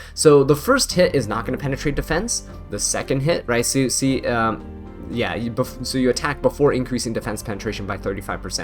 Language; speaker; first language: English; native; English